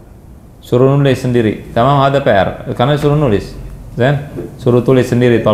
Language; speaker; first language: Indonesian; native; Indonesian